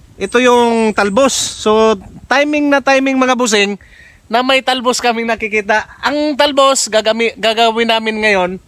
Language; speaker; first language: Filipino; non-native, local second language; Cebuano